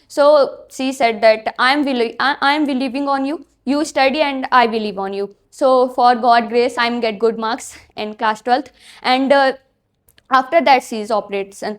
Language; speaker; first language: English; non-native, learner; Hindi